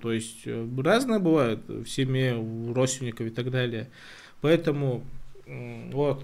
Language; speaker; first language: Russian; non-native, local second language; Chechen